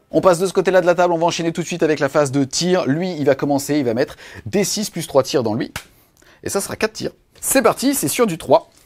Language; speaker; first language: French; native; French